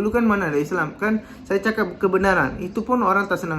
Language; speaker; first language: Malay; non-native, local second language; Tamil